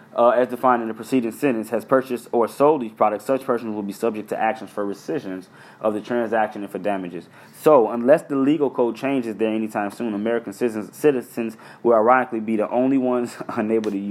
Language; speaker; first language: English; native; English